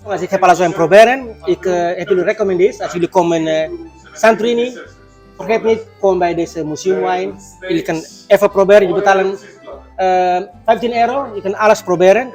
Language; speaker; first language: Dutch; non-native, learner; Indonesian